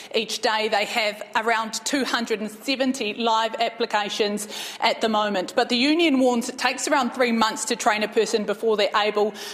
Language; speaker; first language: English; native; English